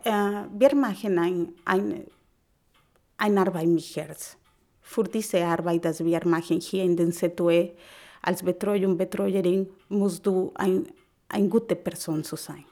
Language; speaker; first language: German; non-native, learner; Spanish